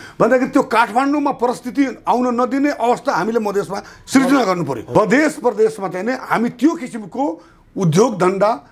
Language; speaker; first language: Nepali; non-native, local second language; Bhojpuri